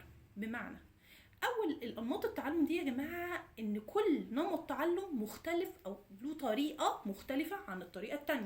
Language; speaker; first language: Arabic; native; Arabic